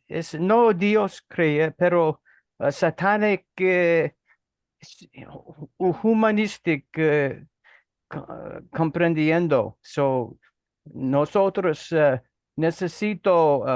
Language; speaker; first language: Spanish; non-native, learner; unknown